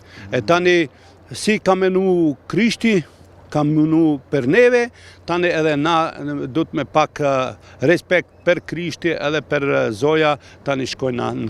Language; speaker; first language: Albanian; non-native, local second language; Croatian